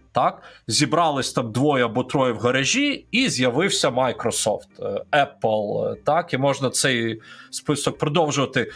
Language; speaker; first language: Ukrainian; non-native, local second language; Russian